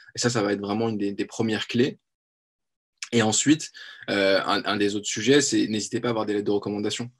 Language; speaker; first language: French; native; French